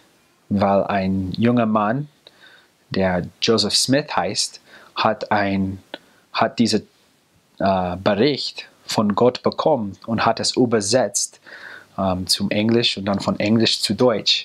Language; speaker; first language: German; non-native, fluent; English